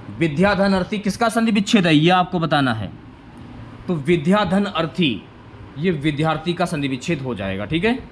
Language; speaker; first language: Hindi; native; Hindi